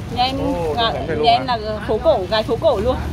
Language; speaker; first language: Vietnamese; native; Vietnamese